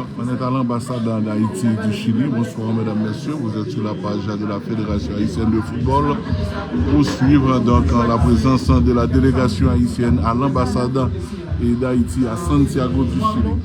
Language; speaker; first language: French; non-native, local second language; Haitian Creole